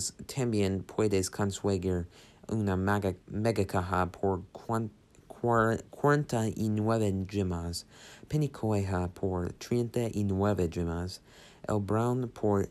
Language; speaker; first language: Spanish; non-native, learner; English